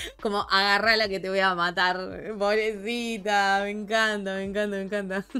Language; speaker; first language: Spanish; native; Spanish